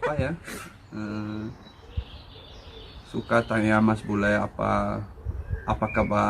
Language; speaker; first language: Indonesian; non-native, learner; Dutch